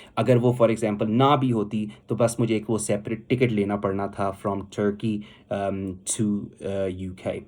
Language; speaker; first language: Urdu; non-native, local second language; Punjabi